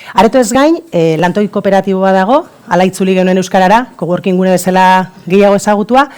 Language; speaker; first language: Basque; non-native, local second language; Spanish